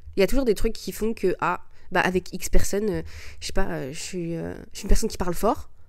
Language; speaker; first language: French; early bilingual, other home language; Arabic